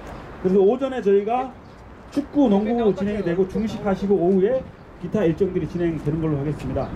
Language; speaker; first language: Korean; native; Korean